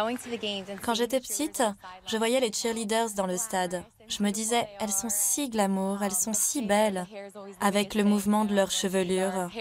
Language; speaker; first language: French; non-native, fluent; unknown